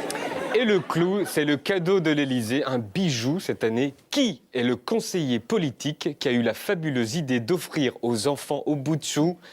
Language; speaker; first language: French; native; French